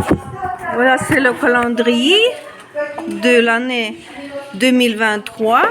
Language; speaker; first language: French; non-native, fluent; Russian